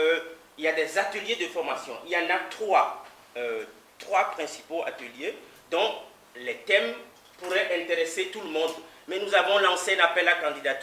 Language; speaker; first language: French; non-native, local second language; Fon